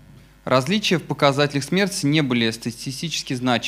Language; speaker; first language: Russian; native; Russian